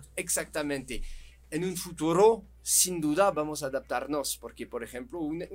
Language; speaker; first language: Spanish; non-native, fluent; French